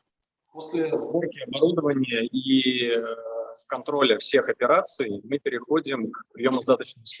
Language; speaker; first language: Russian; native; Russian